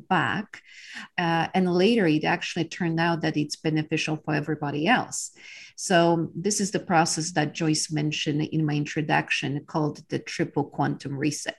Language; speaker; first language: English; non-native, fluent; Polish